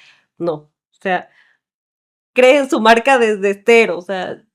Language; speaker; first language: Spanish; native; Spanish